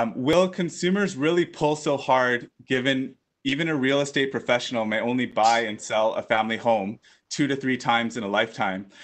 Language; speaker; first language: English; native; English